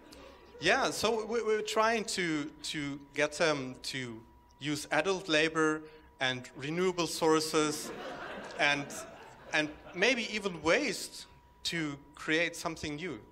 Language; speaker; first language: English; non-native, fluent; German